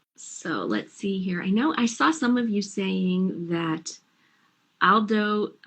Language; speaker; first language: English; native; English